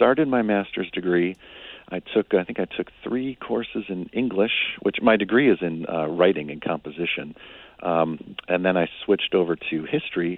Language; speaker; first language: English; native; English